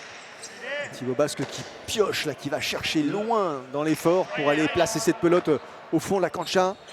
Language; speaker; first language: French; native; French